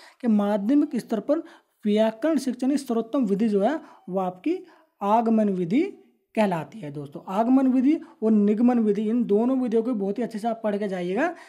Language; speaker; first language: Hindi; native; Hindi